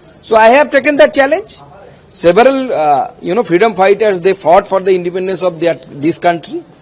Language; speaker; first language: English; non-native, local second language; Bangla